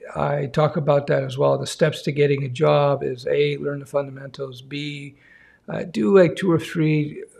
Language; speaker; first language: English; native; English